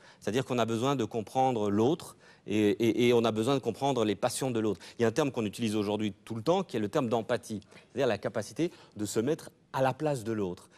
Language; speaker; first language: French; native; French